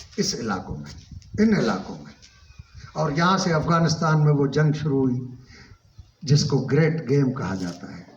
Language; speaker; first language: Urdu; non-native, local second language; Sindhi